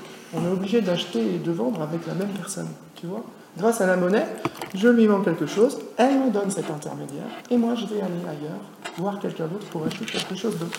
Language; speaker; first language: French; native; French